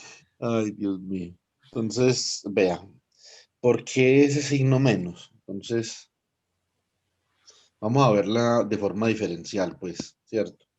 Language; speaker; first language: Spanish; native; Spanish